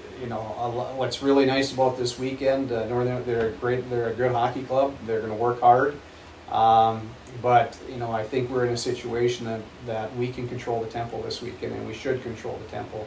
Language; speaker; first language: English; native; English